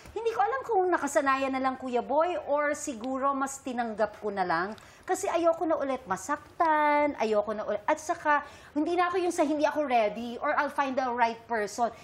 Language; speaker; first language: Filipino; native; Filipino